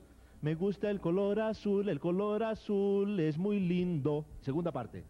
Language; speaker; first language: Spanish; native; Spanish